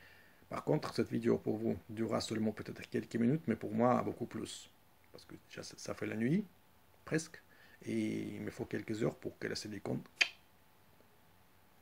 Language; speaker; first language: French; non-native, fluent; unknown